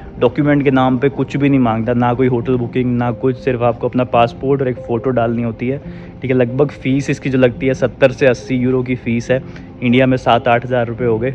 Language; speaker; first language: Hindi; native; Hindi